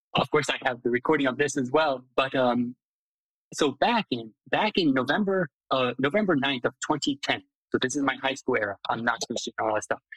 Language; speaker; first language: English; non-native, fluent; Hungarian